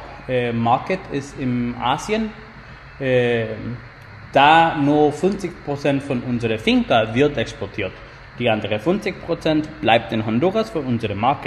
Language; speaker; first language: German; non-native, fluent; Spanish